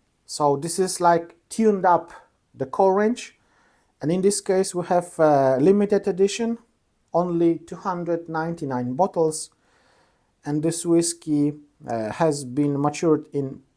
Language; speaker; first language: English; non-native, fluent; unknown